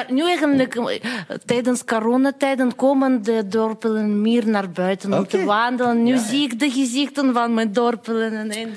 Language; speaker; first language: Dutch; non-native, fluent; Russian